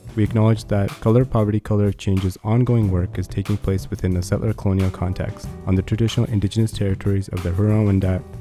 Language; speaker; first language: English; native; English